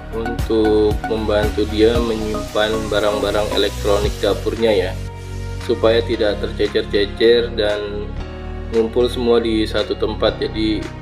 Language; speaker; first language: Indonesian; native; Indonesian